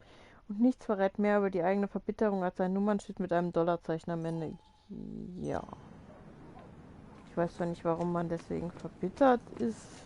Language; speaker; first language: German; native; German